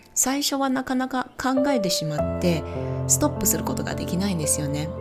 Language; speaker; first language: Japanese; non-native, fluent; Chinese